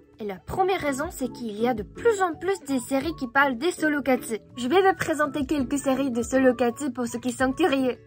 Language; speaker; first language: French; non-native, fluent; Japanese